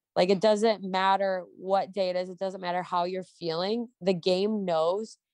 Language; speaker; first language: English; native; English